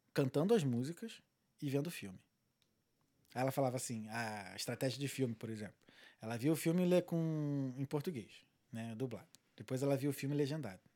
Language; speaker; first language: Portuguese; native; Portuguese